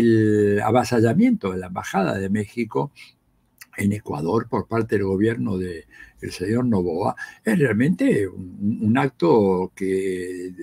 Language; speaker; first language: Spanish; native; Spanish